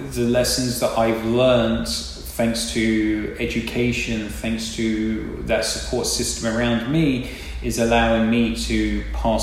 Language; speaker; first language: English; native; English